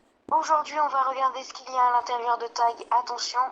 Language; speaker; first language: French; native; French